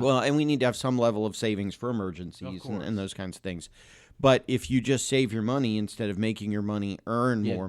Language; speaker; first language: English; native; English